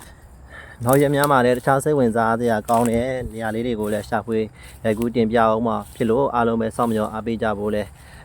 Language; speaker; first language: Burmese; non-native, local second language; Shan